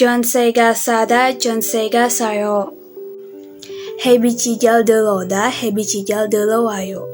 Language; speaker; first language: Korean; non-native, learner; Indonesian